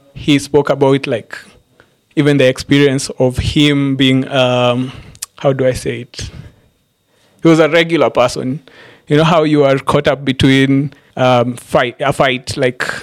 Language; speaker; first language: English; non-native, local second language; Embu